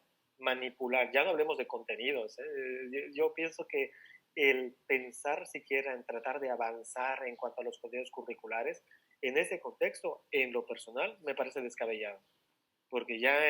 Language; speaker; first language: Spanish; native; Spanish